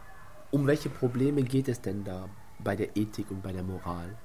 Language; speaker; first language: German; non-native, fluent; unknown